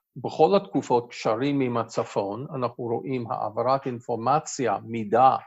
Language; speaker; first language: Hebrew; non-native, fluent; English